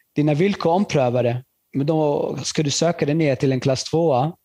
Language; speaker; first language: Swedish; early bilingual, other home language; Spanish